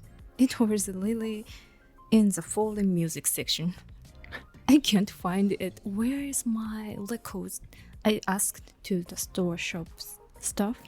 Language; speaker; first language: English; non-native, learner; Japanese